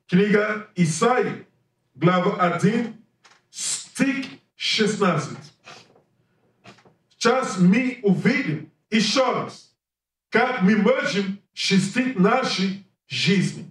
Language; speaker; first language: Russian; non-native, learner; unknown